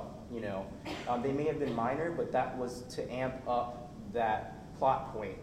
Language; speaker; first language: English; native; English